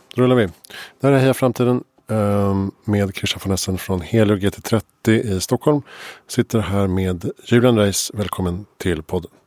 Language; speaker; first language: Swedish; native; Swedish